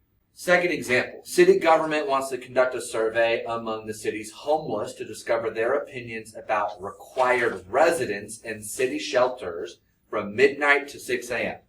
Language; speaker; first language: English; native; English